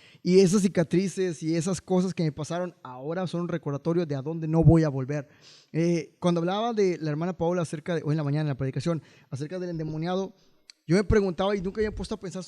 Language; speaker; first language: Spanish; native; Spanish